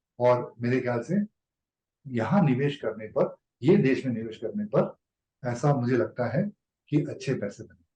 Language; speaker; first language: Hindi; native; Hindi